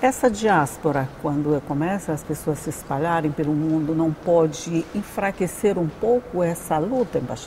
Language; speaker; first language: Spanish; non-native, learner; Portuguese